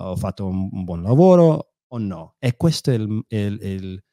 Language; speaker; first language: Italian; non-native, fluent; English